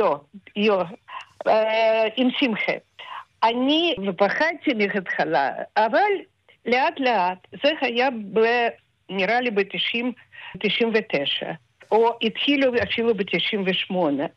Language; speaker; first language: Hebrew; non-native, fluent; Russian